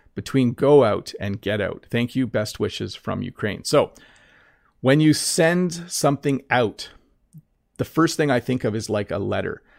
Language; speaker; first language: English; native; English